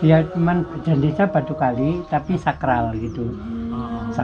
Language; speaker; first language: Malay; non-native, local second language; Javanese